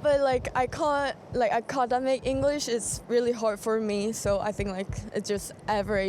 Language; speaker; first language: English; non-native, fluent; Korean